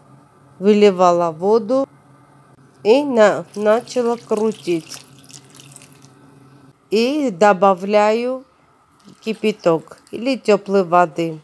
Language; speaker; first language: Russian; non-native, fluent; Armenian